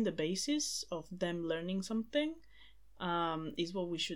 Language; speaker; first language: English; non-native, fluent; Spanish